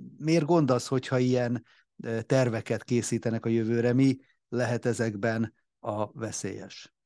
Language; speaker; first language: Hungarian; native; Hungarian